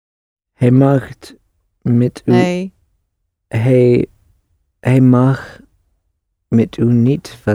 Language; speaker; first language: Dutch; non-native, learner; English